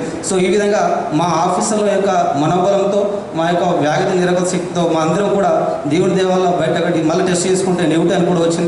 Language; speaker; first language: Telugu; native; Telugu